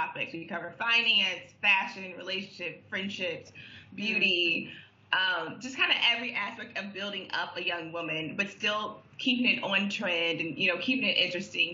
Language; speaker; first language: English; native; English